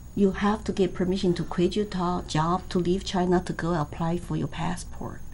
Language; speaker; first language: English; non-native, fluent; Chinese